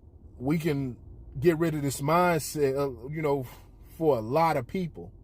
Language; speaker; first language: English; native; English